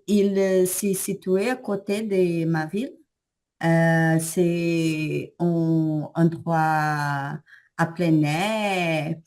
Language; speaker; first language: French; non-native, learner; Portuguese